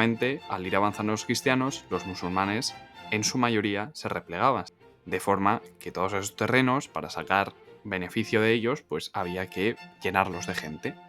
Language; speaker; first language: Spanish; native; Spanish